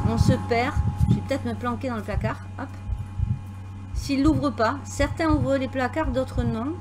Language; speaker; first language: French; native; French